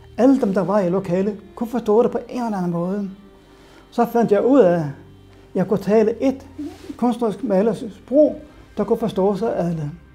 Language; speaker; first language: Danish; non-native, local second language; Faroese